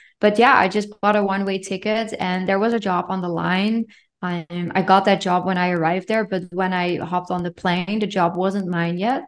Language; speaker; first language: English; non-native, fluent; Dutch